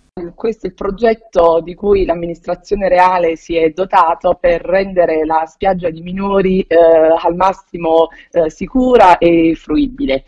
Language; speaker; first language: Italian; native; Italian